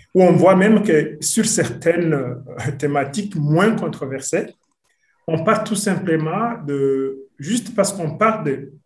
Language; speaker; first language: French; non-native, local second language; Rundi